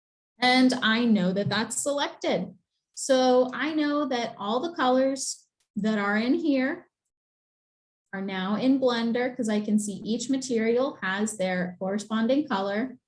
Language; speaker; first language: English; native; English